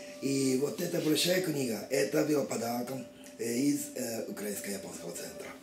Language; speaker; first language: Russian; non-native, learner; Japanese